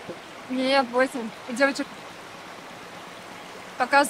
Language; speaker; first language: Russian; native; Russian